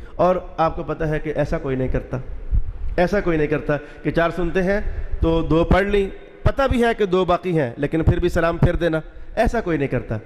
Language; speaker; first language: Urdu; non-native, local second language; Punjabi